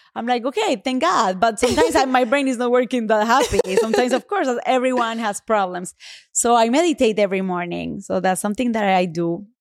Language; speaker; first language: English; non-native, fluent; Spanish